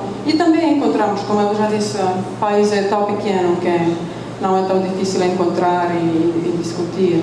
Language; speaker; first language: Portuguese; non-native, fluent; Estonian